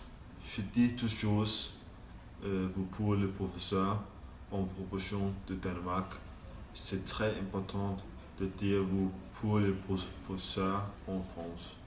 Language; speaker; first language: French; non-native, learner; Danish